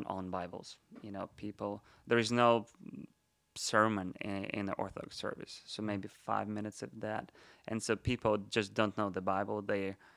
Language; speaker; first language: English; non-native, fluent; Russian